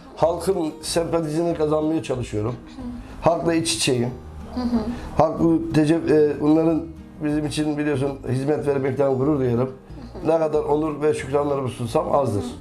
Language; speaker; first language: Turkish; native; Turkish